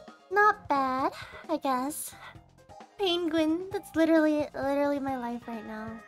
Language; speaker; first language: English; native; English